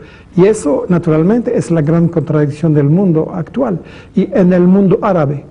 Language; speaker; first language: Spanish; non-native, fluent; French